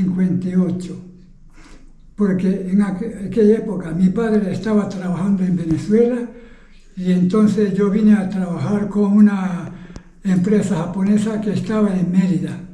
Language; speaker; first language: Spanish; non-native, fluent; Japanese